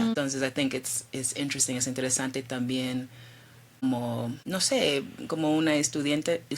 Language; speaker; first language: Spanish; early bilingual, heritage; Spanish